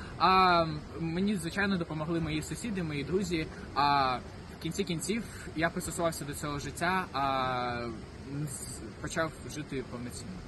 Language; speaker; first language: Ukrainian; non-native, local second language; Russian